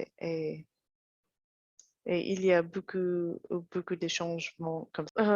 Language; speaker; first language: French; non-native, learner; English